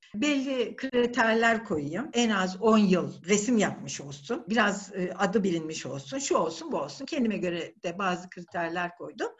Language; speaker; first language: Turkish; native; Turkish